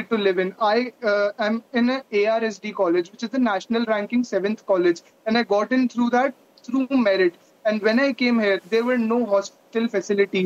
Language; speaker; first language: English; non-native, local second language; Hindi